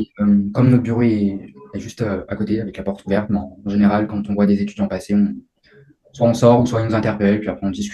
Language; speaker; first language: French; native; French